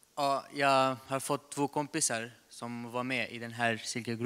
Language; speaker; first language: Swedish; non-native, learner; Arabic